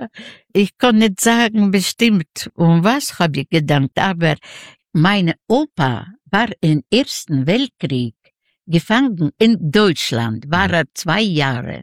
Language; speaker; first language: German; non-native, learner; Yiddish